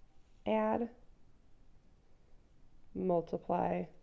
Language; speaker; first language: English; native; English